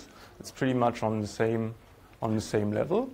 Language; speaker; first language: English; non-native, fluent; German